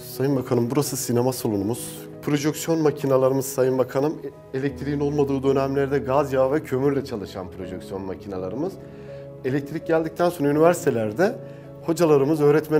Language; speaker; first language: Turkish; native; Turkish